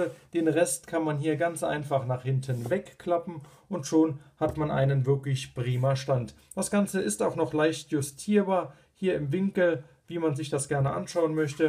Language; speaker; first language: German; native; German